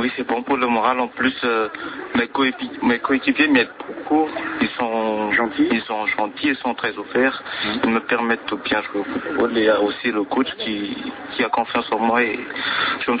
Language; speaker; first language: French; non-native, local second language; Malagasy